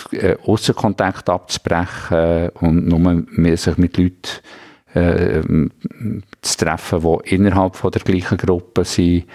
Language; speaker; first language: German; early bilingual, other home language; Swedish